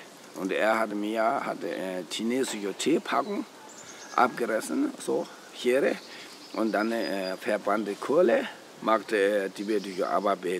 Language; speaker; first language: German; non-native, learner; Tibetan